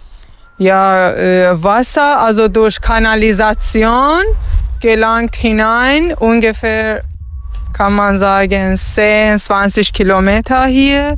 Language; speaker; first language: German; non-native, fluent; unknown